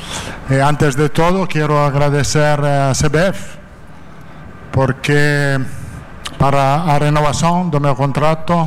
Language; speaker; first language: Portuguese; non-native, fluent; Italian